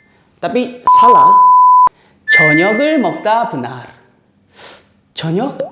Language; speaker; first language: Indonesian; non-native, fluent; Korean